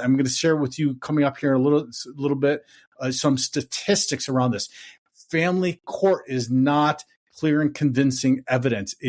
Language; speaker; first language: English; native; English